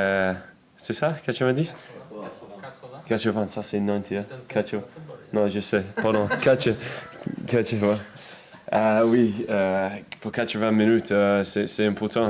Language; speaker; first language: French; non-native, learner; English